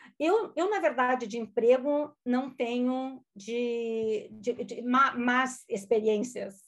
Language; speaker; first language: Portuguese; non-native, local second language; German